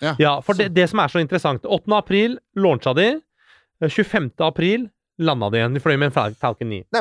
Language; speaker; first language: Norwegian; early bilingual, other home language; Persian